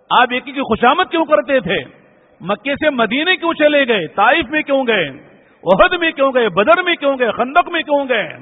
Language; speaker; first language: Urdu; native; Urdu